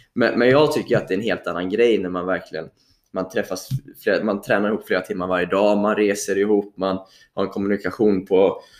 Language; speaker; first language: Swedish; native; Swedish